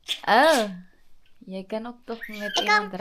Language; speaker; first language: Dutch; non-native, fluent; Cebuano